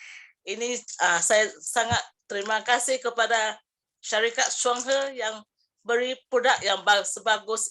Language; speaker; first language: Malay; non-native, local second language; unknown